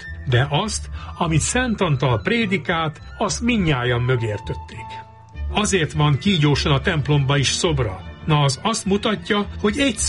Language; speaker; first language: Hungarian; native; Hungarian